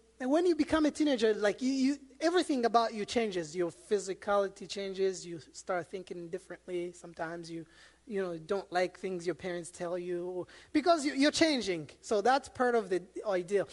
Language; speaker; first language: English; non-native, local second language; Kinyarwanda